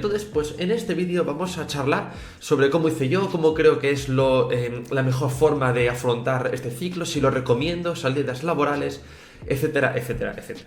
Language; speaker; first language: Spanish; native; Spanish